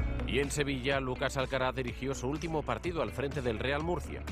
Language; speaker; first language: Spanish; native; Spanish